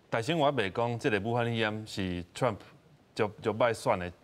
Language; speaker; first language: Min Nan Chinese; non-native, fluent; English